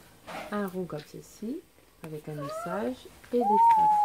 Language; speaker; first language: French; native; French